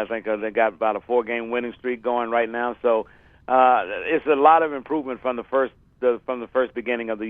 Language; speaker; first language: English; native; English